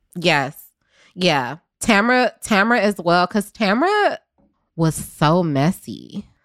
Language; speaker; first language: English; native; English